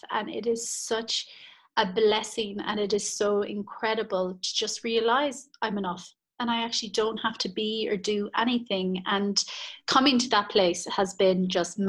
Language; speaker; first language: English; native; English